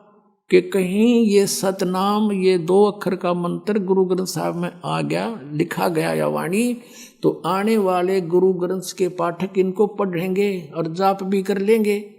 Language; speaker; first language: Hindi; native; Hindi